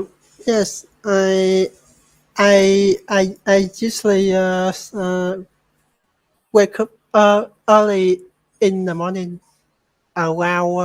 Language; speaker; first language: English; non-native, learner; Vietnamese